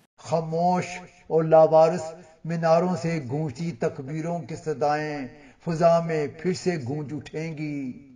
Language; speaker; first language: Urdu; native; Urdu